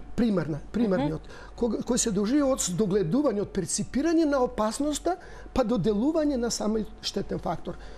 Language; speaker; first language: Macedonian; native; Macedonian